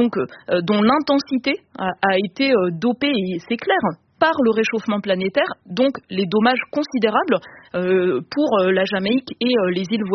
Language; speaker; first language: French; native; French